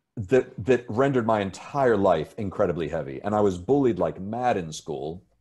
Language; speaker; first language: English; native; English